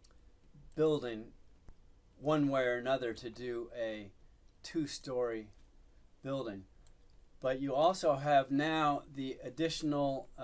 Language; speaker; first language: English; native; English